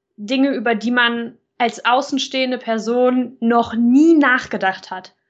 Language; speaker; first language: German; native; German